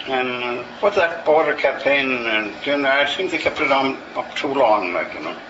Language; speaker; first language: English; native; English